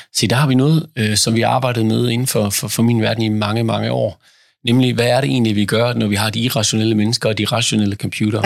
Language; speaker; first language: Danish; native; Danish